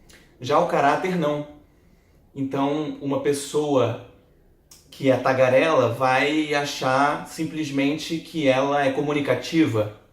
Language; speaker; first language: Portuguese; native; Portuguese